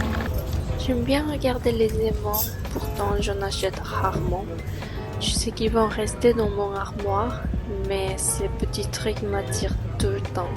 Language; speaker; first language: French; non-native, fluent; Korean